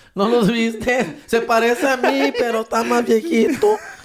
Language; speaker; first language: Spanish; early bilingual, other home language; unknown